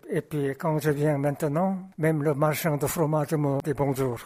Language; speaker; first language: French; non-native, fluent; Korean